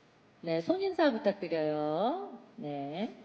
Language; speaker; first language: Korean; native; Korean